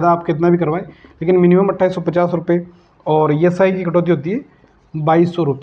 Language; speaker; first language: Hindi; native; Hindi